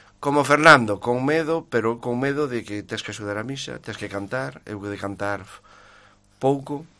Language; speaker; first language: Galician; native; Galician